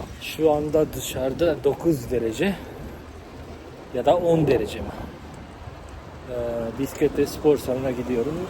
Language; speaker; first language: Turkish; non-native, fluent; Japanese